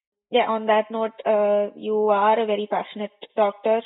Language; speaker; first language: English; non-native, local second language; Malayalam